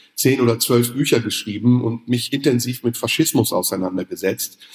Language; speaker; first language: German; early bilingual, other home language; Turkish